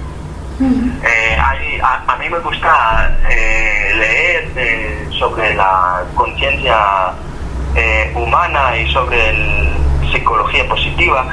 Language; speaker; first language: Spanish; non-native, fluent; Hebrew